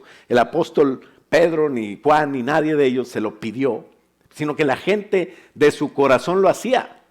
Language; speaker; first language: Spanish; native; Spanish